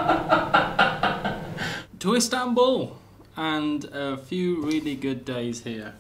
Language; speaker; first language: English; native; English